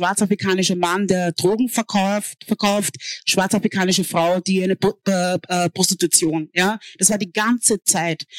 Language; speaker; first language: German; early bilingual, other home language; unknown